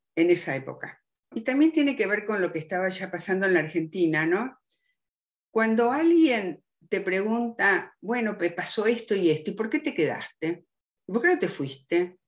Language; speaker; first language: Spanish; early bilingual, other home language; German